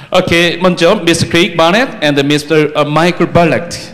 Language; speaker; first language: English; non-native, learner; Korean